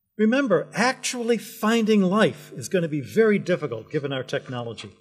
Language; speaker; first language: English; native; English